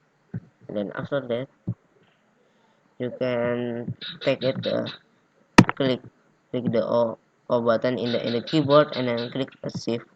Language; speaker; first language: English; non-native, learner; Indonesian